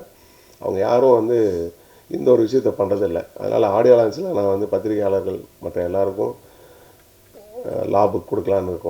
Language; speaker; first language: Tamil; native; Tamil